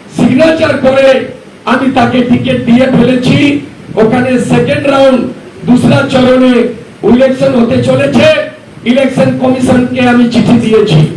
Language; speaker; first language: Bangla; non-native, local second language; Santali